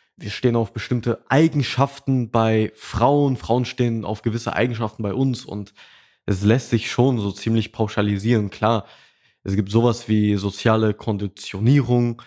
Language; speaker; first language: German; early bilingual, other home language; Russian